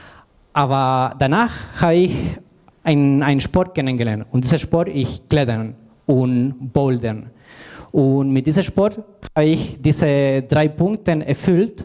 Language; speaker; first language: German; non-native, fluent; Spanish